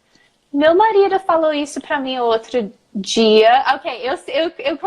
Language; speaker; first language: Portuguese; non-native, fluent; English